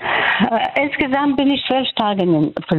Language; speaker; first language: German; non-native, fluent; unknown